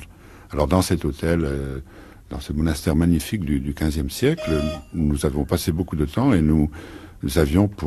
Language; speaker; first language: French; native; French